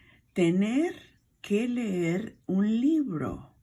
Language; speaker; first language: Spanish; non-native, fluent; English